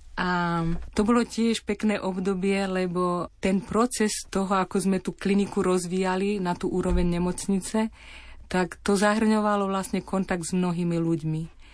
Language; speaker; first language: Slovak; native; Slovak